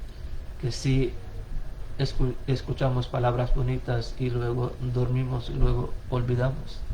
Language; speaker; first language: Spanish; non-native, fluent; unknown